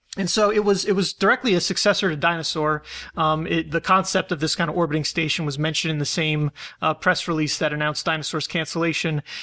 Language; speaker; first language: English; native; English